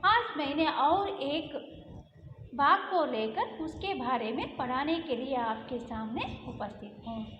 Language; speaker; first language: Hindi; non-native, local second language; Kannada